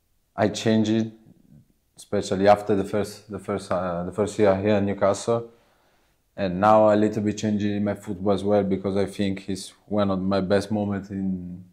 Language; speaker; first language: English; non-native, learner; Italian